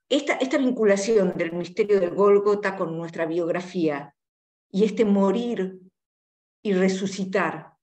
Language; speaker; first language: Spanish; native; Spanish